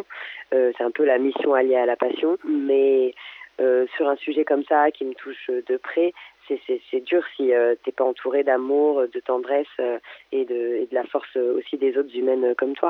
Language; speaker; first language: French; native; French